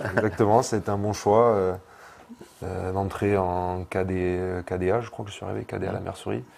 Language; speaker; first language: French; native; French